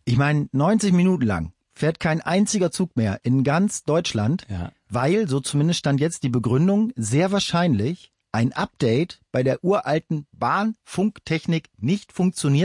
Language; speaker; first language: German; native; German